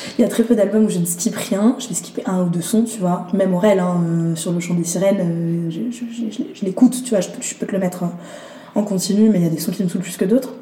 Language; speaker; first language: French; early bilingual, other home language; Arabic